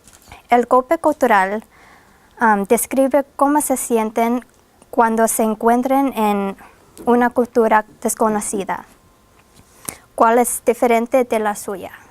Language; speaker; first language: Spanish; non-native, fluent; English